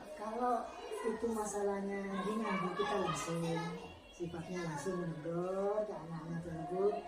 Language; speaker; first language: Indonesian; non-native, local second language; Madurese